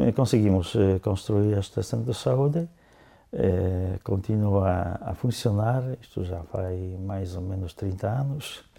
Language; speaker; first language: Portuguese; non-native, fluent; Polish